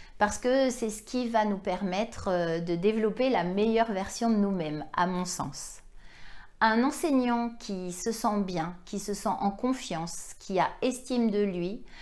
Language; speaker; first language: French; native; French